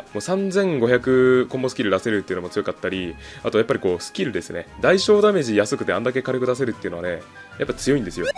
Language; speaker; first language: Japanese; native; Japanese